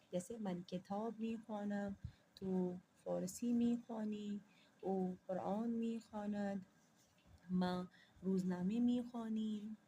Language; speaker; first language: Persian; non-native, fluent; Urdu